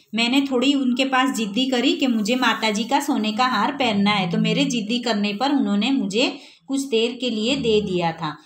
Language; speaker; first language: Hindi; non-native, local second language; Gujarati